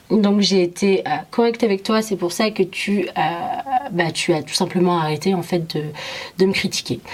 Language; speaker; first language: French; early bilingual, other home language; Arabic